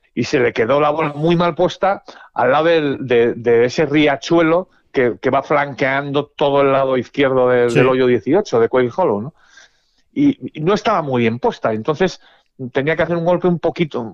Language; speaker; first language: Spanish; native; Spanish